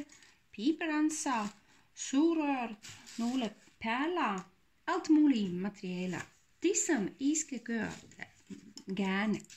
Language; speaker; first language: Danish; non-native, fluent; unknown